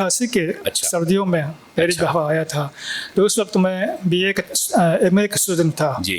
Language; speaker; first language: Hindi; non-native, fluent; Japanese